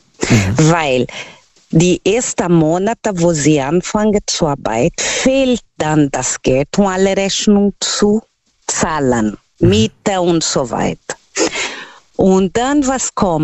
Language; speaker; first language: German; non-native, learner; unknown